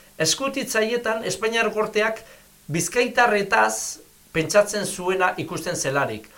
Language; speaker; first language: Basque; native; Basque